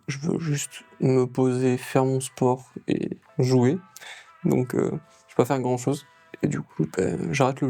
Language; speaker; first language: French; native; French